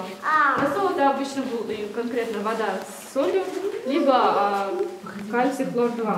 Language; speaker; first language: Russian; native; Russian